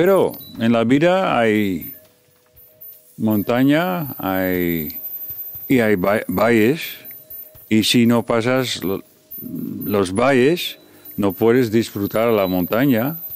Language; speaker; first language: Spanish; non-native, fluent; Dutch